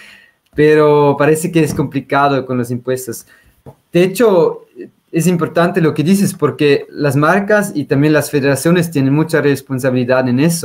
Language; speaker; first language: Spanish; non-native, fluent; Swiss German